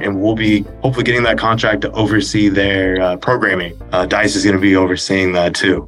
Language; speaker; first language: English; native; English